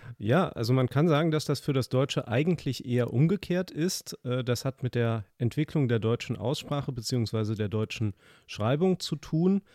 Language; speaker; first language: German; native; German